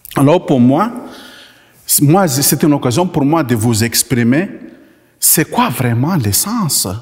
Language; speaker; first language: French; non-native, local second language; Malagasy